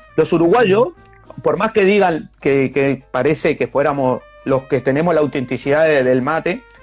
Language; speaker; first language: Spanish; native; Spanish